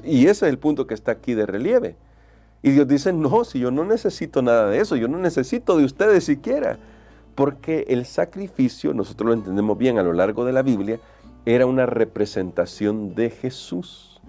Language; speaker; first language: Spanish; native; Spanish